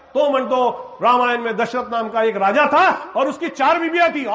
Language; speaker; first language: Hindi; non-native, local second language; Marathi